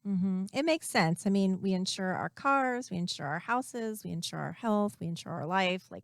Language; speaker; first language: English; native; English